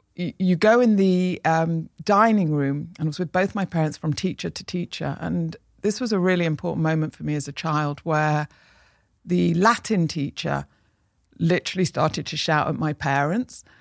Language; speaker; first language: English; native; English